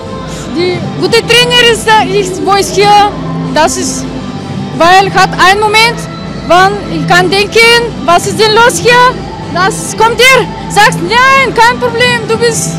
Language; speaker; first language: German; non-native, learner; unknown